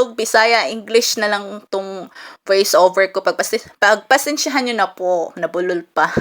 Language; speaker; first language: Filipino; non-native, local second language; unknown